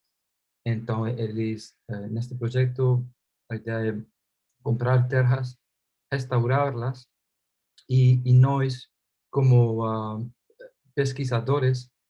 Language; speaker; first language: Portuguese; non-native, fluent; Spanish